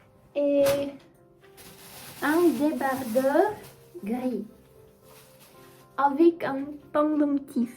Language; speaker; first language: French; non-native, learner; Russian